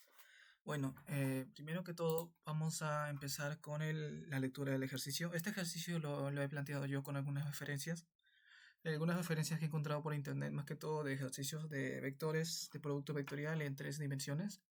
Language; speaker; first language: Spanish; native; Spanish